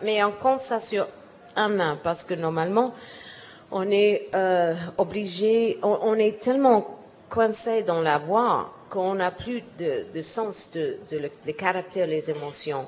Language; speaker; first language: French; non-native, learner; English